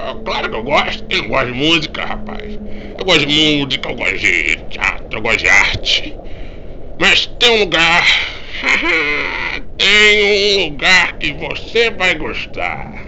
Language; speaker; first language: Portuguese; native; Portuguese